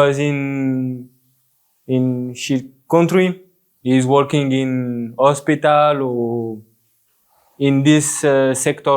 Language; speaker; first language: English; non-native, learner; French